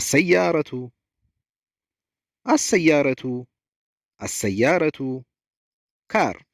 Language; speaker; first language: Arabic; non-native, fluent; Amharic